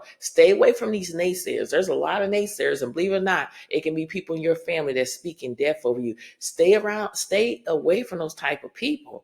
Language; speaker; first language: English; native; English